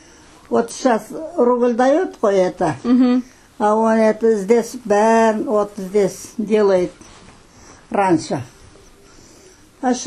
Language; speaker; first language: Russian; non-native, local second language; Kazakh